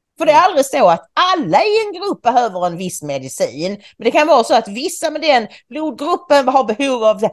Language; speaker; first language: Swedish; native; Swedish